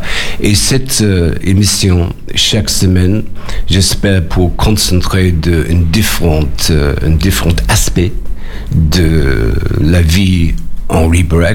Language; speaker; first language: French; non-native, learner; English